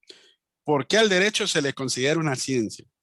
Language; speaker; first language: Spanish; native; Spanish